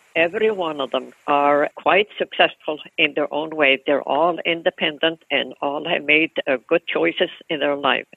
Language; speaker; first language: English; non-native, fluent; Icelandic